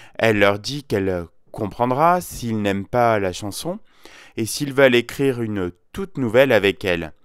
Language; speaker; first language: French; native; French